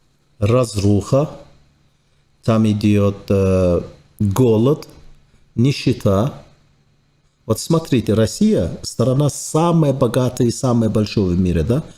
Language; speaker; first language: Russian; non-native, fluent; Turkish